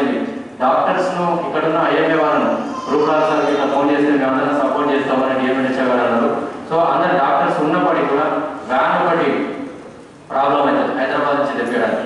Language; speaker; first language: Telugu; native; Telugu